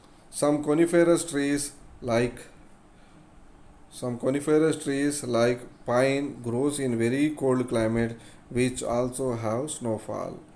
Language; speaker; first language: English; non-native, local second language; Telugu